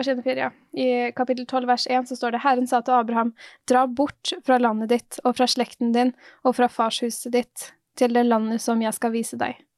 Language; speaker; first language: Norwegian; native; Norwegian